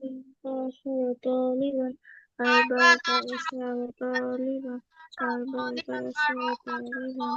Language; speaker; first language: Arabic; non-native, learner; Bangla